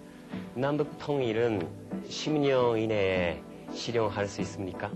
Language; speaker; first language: Korean; non-native, fluent; Japanese